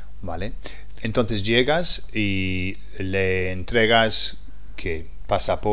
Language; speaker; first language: Spanish; non-native, fluent; English